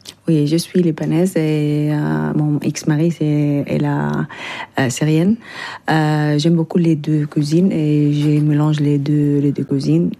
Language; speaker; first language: French; non-native, learner; Arabic